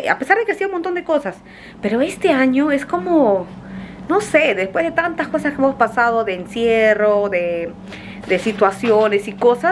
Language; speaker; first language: Spanish; native; Spanish